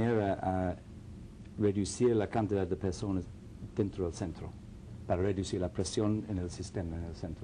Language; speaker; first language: Spanish; non-native, fluent; English